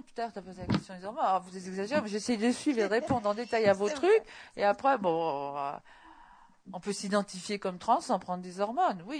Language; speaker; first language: French; native; French